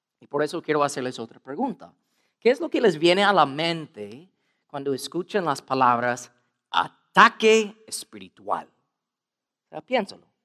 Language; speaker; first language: Spanish; non-native, fluent; English